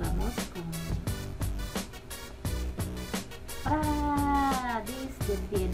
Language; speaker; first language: Spanish; non-native, learner; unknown